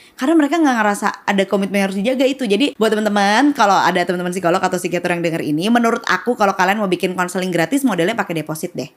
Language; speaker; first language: Indonesian; native; Indonesian